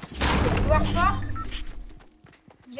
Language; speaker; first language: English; non-native, learner; French